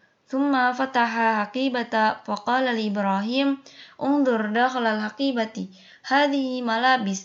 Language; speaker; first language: Arabic; non-native, fluent; Indonesian